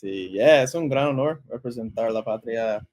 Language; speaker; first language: Spanish; early bilingual, heritage; English